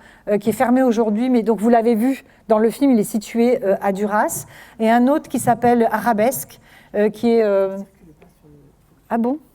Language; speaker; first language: French; native; French